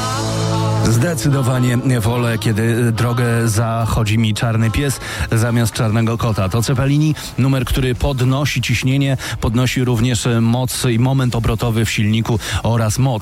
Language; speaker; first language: Polish; native; Polish